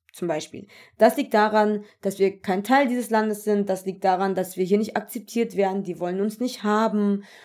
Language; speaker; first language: German; early bilingual, other home language; Turkish